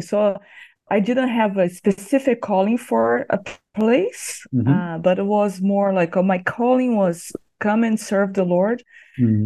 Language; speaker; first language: English; non-native, fluent; Portuguese